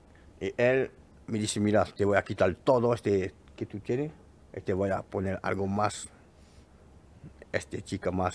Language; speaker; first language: Spanish; non-native, learner; French